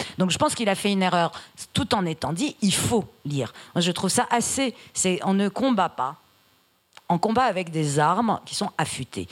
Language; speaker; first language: French; early bilingual, other home language; Persian